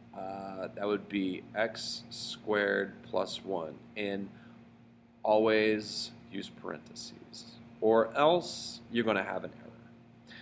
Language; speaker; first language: English; native; English